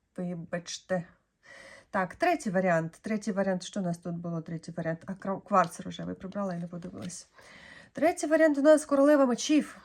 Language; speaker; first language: Ukrainian; non-native, local second language; Russian